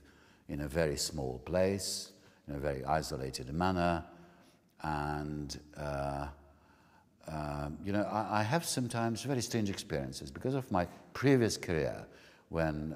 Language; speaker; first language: English; non-native, fluent; Hungarian